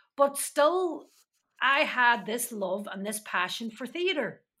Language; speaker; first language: English; native; English